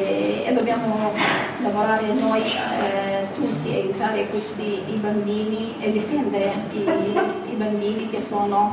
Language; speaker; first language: Italian; non-native, fluent; Kurdish